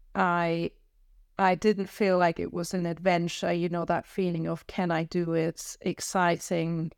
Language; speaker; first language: English; non-native, fluent; German